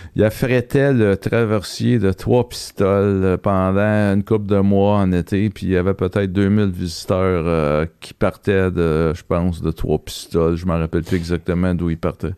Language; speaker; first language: French; native; French